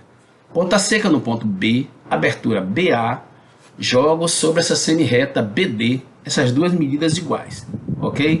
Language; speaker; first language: Portuguese; native; Portuguese